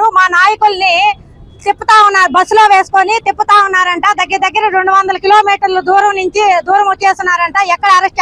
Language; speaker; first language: Telugu; native; Telugu